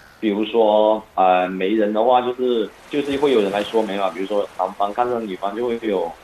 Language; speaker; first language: Chinese; non-native, local second language; Cantonese